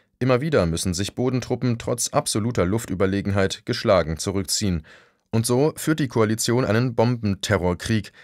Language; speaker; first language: German; native; German